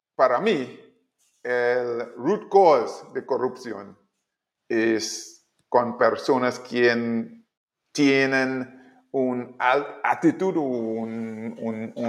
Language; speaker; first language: Spanish; non-native, learner; English